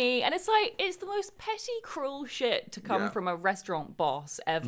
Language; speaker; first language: English; native; English